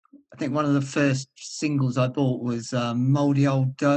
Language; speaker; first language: English; native; English